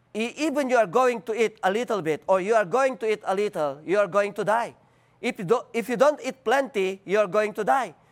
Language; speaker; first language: English; non-native, local second language; Filipino